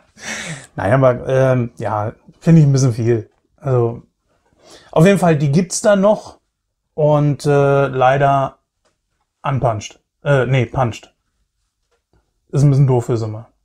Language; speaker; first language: German; native; German